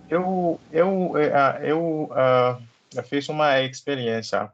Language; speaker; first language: Portuguese; non-native, learner; Haitian Creole